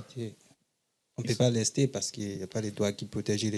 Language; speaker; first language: French; non-native, learner; English